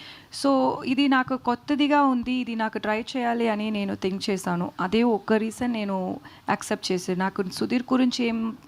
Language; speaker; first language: Telugu; non-native, learner; Tamil